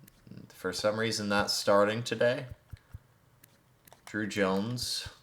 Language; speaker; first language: English; native; English